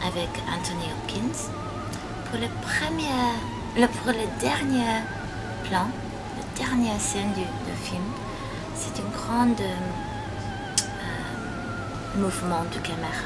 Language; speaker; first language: French; non-native, fluent; English